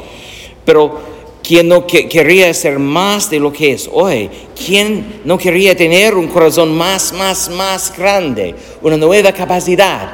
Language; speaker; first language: Spanish; non-native, learner; English